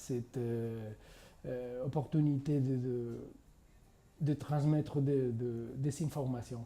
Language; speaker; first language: French; non-native, fluent; Spanish